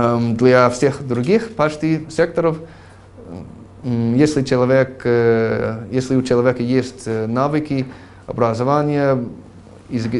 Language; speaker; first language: Russian; non-native, fluent; English